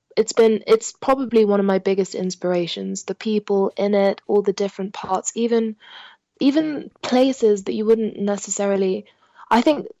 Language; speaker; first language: English; non-native, local second language; French